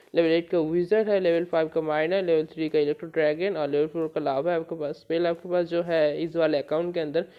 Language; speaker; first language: Hindi; non-native, local second language; Bangla